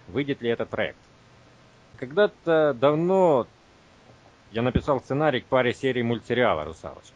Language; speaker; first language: Russian; native; Russian